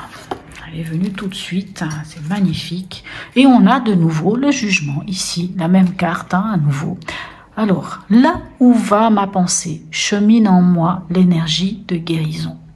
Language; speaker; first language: French; native; French